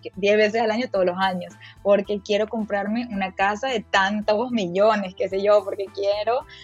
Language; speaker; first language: Spanish; native; Spanish